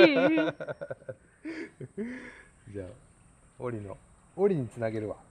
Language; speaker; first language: Japanese; native; Japanese